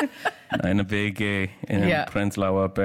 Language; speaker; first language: German; non-native, learner; English